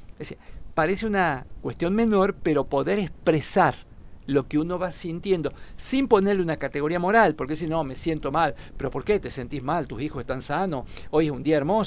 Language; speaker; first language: Spanish; native; Spanish